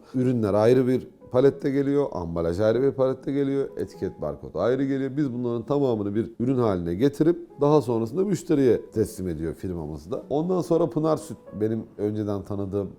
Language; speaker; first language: Turkish; native; Turkish